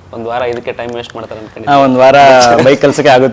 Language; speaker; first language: Kannada; native; Kannada